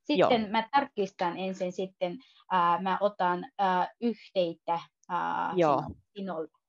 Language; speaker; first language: Finnish; non-native, learner; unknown